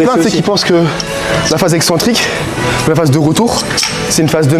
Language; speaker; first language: French; native; French